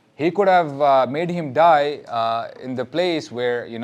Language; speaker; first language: English; non-native, local second language; Urdu